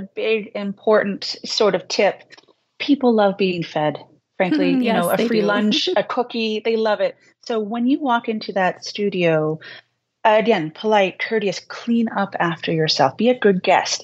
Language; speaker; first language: English; native; English